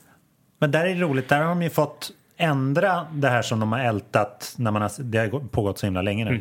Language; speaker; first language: Swedish; native; Swedish